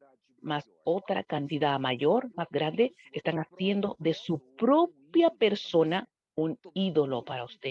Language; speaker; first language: Spanish; non-native, fluent; Portuguese